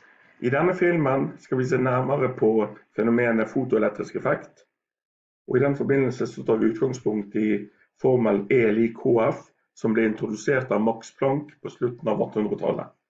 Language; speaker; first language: Norwegian; native; Norwegian